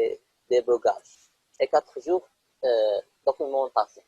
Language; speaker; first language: French; non-native, local second language; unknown